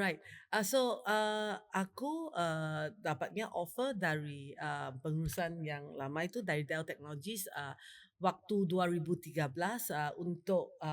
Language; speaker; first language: Indonesian; non-native, fluent; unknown